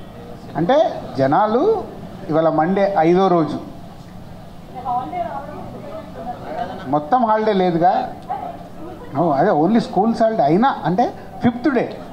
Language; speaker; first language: Telugu; native; Telugu